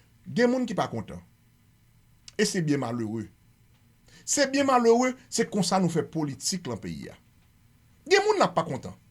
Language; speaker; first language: Haitian Creole; native; Haitian Creole